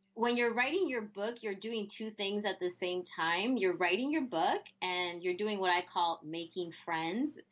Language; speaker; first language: English; early bilingual, other home language; Spanish